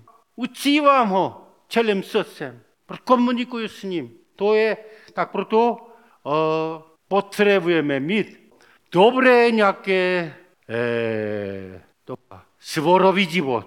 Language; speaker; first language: Czech; non-native, learner; Korean